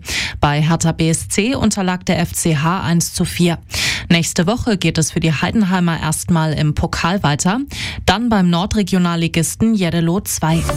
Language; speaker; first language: German; native; German